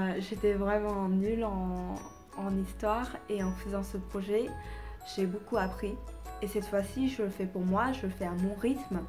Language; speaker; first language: French; non-native, fluent; Vietnamese